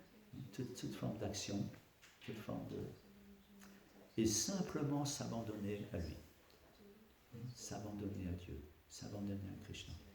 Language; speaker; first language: French; native; French